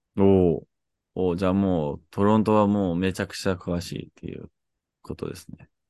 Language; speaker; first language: Japanese; non-native, fluent; English